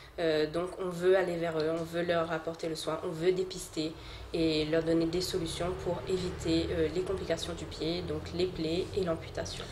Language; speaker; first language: French; non-native, local second language; Morisyen